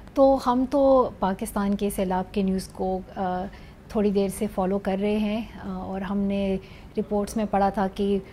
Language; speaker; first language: Urdu; non-native, local second language; Pashto